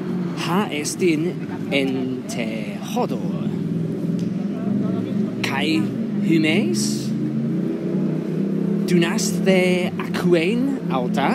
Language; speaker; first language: Greek; non-native, fluent; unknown